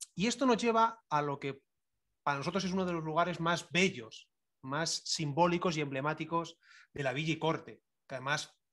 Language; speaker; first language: Spanish; native; Spanish